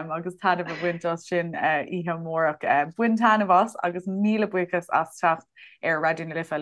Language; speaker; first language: Irish; native; Irish